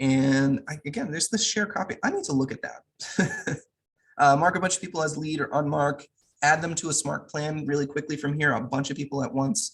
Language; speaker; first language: English; native; English